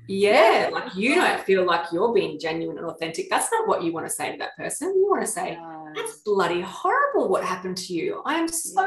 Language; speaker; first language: English; native; English